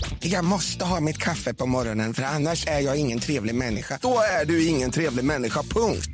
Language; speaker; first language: Swedish; native; Swedish